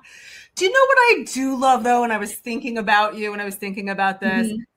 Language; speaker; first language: English; native; English